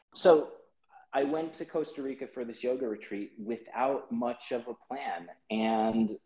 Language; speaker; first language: English; early bilingual, other home language; Filipino